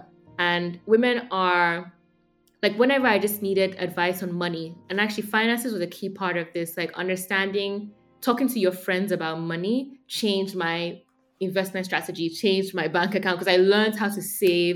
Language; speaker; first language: English; non-native, local second language; Yoruba